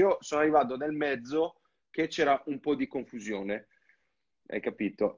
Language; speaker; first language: Italian; non-native, fluent; French